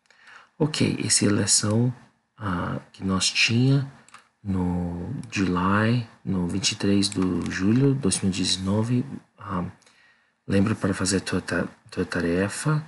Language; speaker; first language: Portuguese; non-native, learner; English